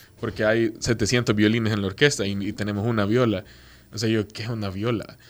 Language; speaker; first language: Spanish; native; Spanish